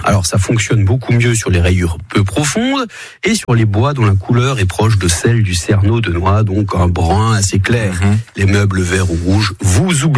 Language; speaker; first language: French; native; French